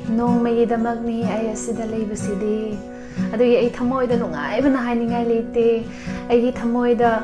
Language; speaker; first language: Manipuri; non-native, local second language; Tangkhul Naga (India)